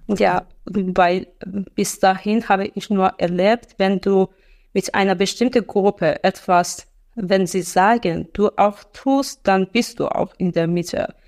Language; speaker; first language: German; non-native, fluent; Persian